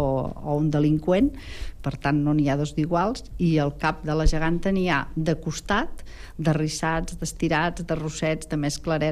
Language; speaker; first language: Catalan; native; Catalan